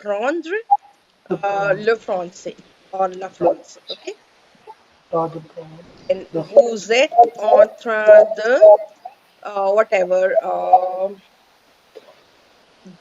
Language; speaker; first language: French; non-native, fluent; Hindi